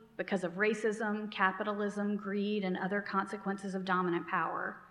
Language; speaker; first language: English; native; English